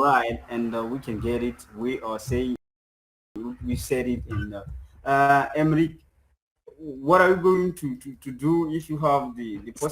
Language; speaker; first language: English; non-native, fluent; French